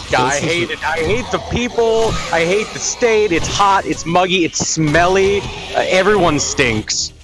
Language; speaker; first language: English; native; English